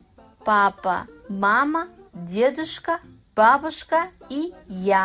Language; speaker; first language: Russian; non-native, fluent; Kazakh